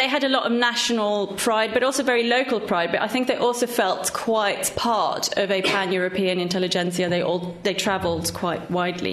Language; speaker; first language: English; non-native, fluent; Swedish